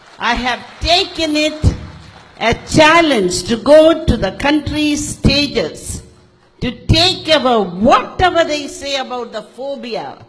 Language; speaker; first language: English; non-native, local second language; Malayalam